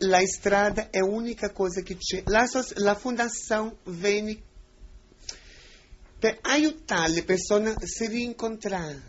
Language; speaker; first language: Italian; non-native, fluent; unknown